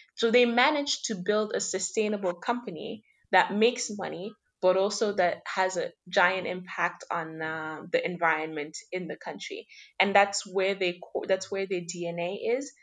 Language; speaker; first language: English; non-native, fluent; French